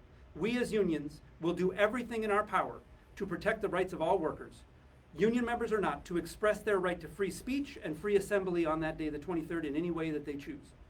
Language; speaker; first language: English; native; English